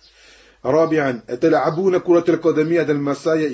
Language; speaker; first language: Arabic; non-native, fluent; French